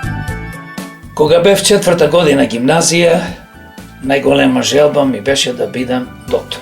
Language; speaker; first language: Macedonian; native; Macedonian